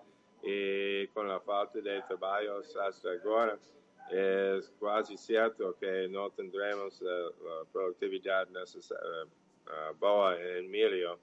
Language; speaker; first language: Portuguese; non-native, fluent; English